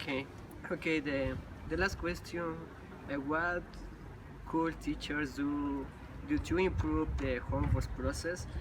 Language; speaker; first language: English; non-native, learner; Spanish